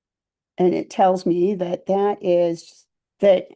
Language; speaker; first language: English; native; English